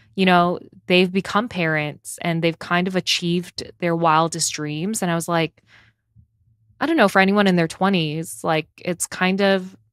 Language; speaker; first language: English; native; English